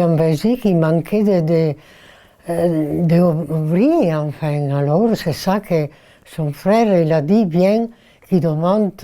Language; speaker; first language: French; non-native, learner; Italian